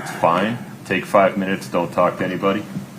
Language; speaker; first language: English; native; English